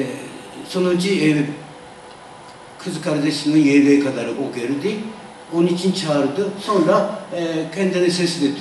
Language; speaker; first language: Turkish; non-native, learner; Japanese